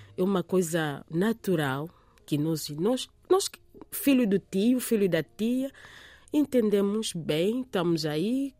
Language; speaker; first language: Portuguese; non-native, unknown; Lingala